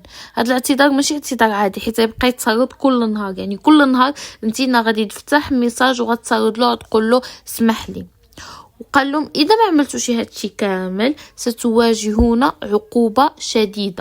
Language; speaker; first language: Arabic; native; Arabic